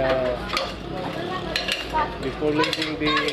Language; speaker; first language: English; non-native, local second language; Cebuano